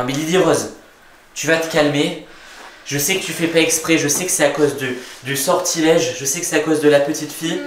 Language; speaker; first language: French; native; French